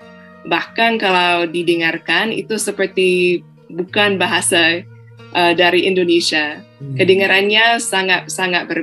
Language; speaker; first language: Indonesian; non-native, fluent; English